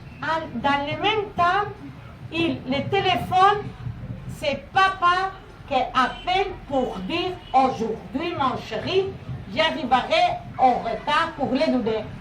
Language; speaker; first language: French; non-native, learner; Spanish